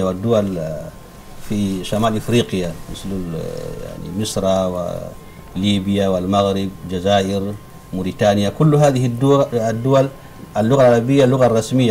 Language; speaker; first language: Arabic; non-native, fluent; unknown